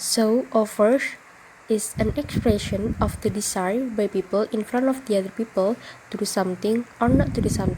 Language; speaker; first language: English; non-native, local second language; Indonesian